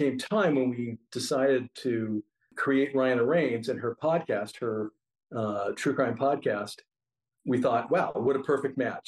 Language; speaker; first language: English; native; English